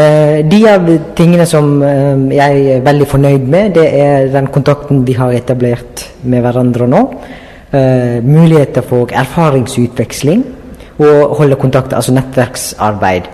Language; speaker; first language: Norwegian; non-native, fluent; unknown